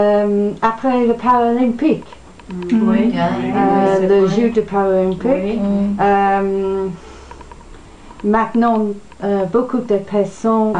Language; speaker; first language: French; non-native, learner; English